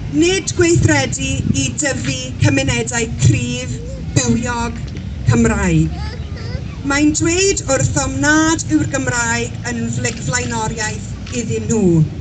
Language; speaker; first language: Welsh; non-native, local second language; English